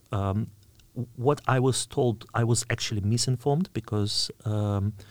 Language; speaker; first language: English; non-native, fluent; Russian